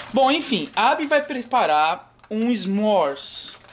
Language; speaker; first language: Portuguese; native; Portuguese